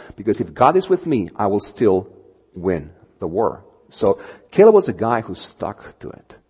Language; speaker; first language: English; non-native, fluent; Romanian